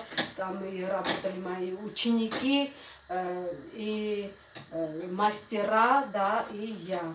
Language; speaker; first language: Russian; non-native, fluent; Armenian